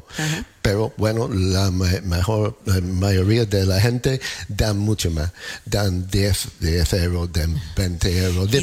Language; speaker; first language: Spanish; non-native, learner; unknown